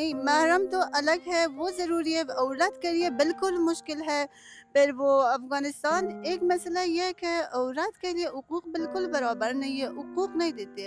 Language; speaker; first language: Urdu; non-native, learner; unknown